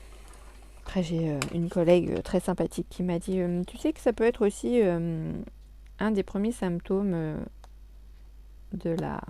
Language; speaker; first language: French; native; French